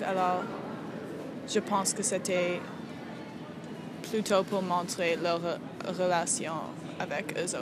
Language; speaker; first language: French; non-native, learner; English